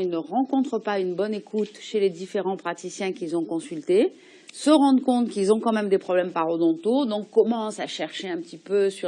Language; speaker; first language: French; native; French